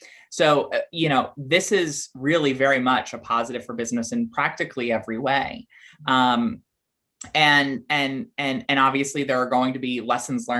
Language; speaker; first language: English; native; English